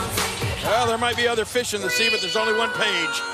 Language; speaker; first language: English; native; English